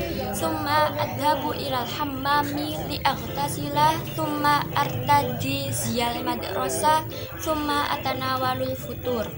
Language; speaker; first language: Arabic; non-native, learner; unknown